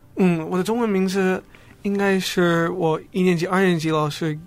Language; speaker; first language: Chinese; non-native, fluent; English